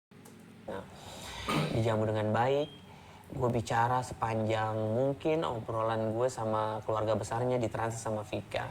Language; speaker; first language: Indonesian; native; Indonesian